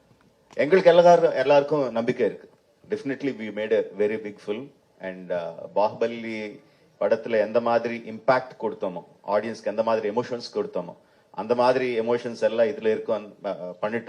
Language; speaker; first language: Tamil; non-native, fluent; Telugu